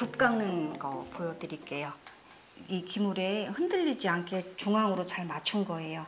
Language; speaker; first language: Korean; native; Korean